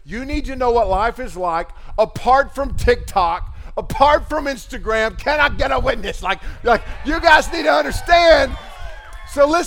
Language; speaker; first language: English; native; English